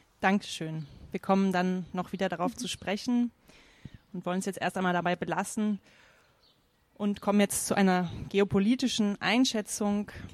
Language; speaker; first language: German; native; German